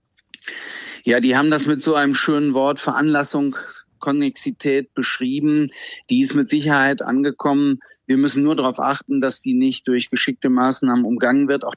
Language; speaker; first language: German; native; German